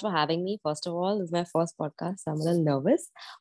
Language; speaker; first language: English; non-native, local second language; Malayalam